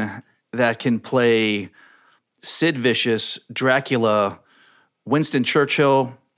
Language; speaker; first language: English; native; English